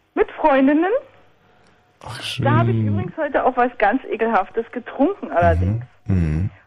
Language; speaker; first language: German; non-native, fluent; Polish